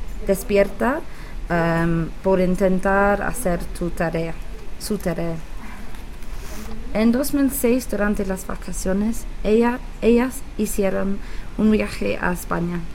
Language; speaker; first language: Spanish; non-native, learner; English